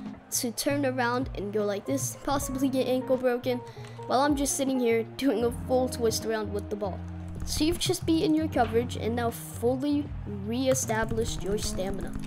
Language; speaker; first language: English; native; English